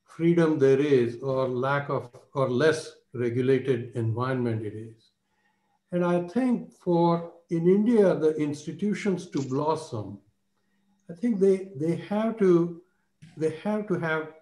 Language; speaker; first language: English; non-native, local second language; Marathi